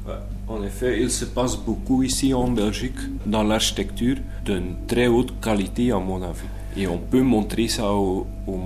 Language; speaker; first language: French; non-native, local second language; Dutch